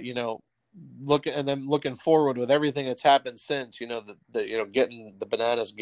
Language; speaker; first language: English; native; English